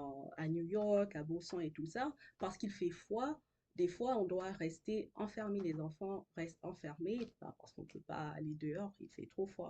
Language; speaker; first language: French; non-native, local second language; Haitian Creole